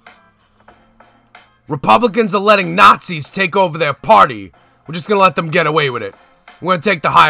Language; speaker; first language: English; native; English